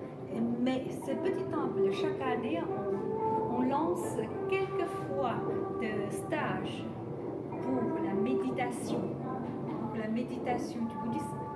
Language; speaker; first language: French; non-native, fluent; Chinese